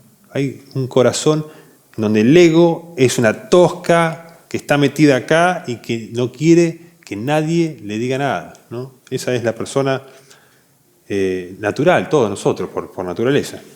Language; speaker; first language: Spanish; native; Spanish